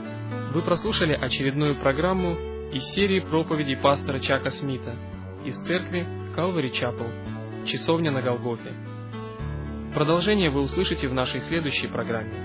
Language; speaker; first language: Russian; native; Russian